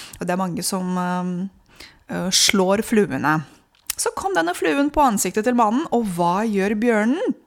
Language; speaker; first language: Norwegian; non-native, fluent; Romanian